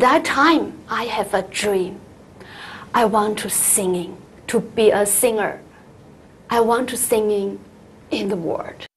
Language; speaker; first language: English; non-native, learner; Chinese